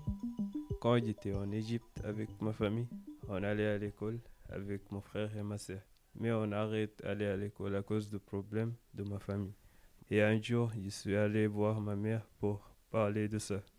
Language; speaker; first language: French; non-native, learner; Arabic